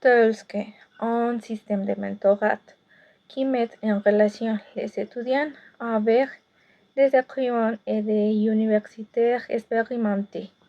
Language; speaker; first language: French; non-native, fluent; Spanish